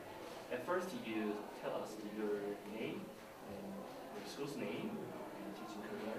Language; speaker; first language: English; non-native, learner; Korean